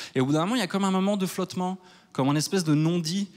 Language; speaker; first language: French; native; French